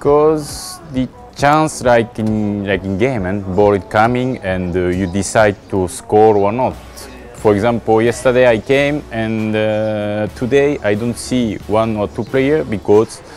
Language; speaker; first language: English; non-native, learner; Japanese